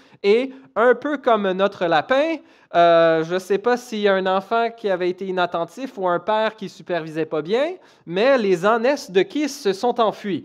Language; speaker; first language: French; native; French